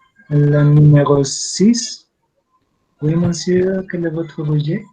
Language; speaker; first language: French; non-native, learner; Spanish